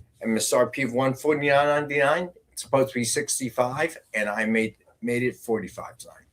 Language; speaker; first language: English; native; English